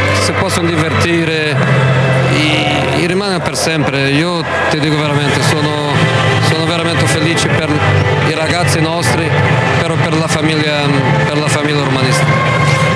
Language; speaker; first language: Italian; non-native, fluent; Portuguese